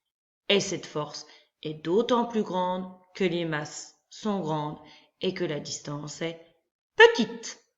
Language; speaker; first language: French; native; French